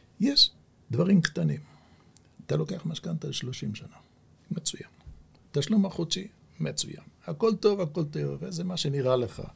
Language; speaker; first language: Hebrew; native; Hebrew